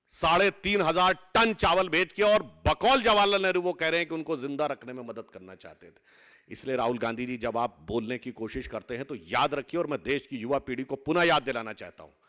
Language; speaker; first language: Hindi; native; Hindi